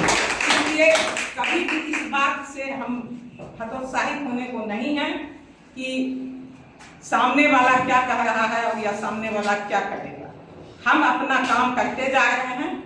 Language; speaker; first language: Hindi; native; Hindi